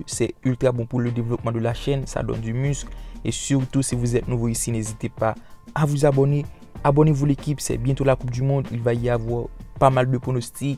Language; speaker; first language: French; native; French